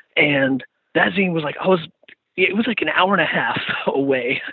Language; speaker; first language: English; native; English